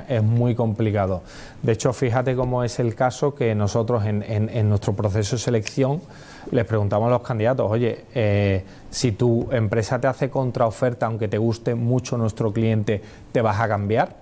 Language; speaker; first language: Spanish; native; Spanish